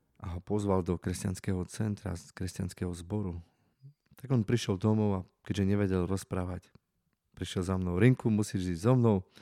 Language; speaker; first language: Slovak; non-native, local second language; Romany